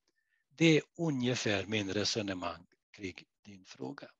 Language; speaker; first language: Swedish; non-native, fluent; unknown